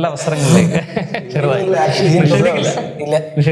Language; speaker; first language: Malayalam; native; Malayalam